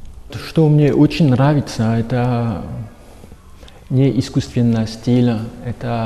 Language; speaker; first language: Russian; non-native, fluent; French